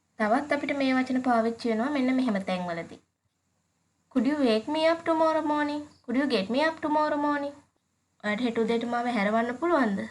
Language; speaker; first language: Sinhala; native; Sinhala